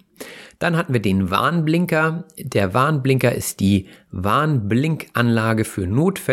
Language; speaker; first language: German; native; German